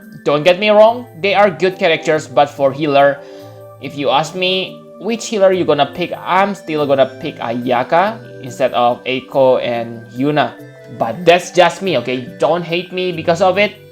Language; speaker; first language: English; non-native, fluent; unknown